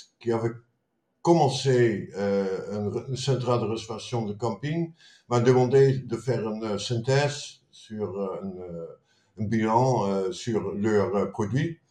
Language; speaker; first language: French; non-native, fluent; Dutch